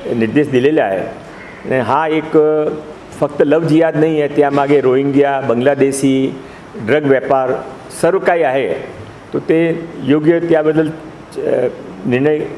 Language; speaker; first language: Marathi; non-native, local second language; Hindi